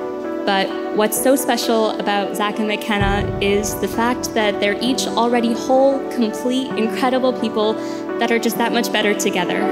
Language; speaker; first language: English; native; English